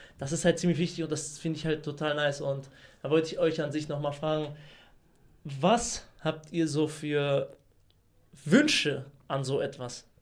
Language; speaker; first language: German; early bilingual, other home language; Greek